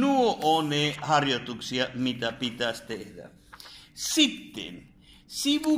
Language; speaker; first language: Finnish; non-native, fluent; Spanish